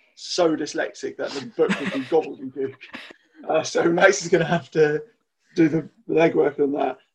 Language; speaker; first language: English; native; English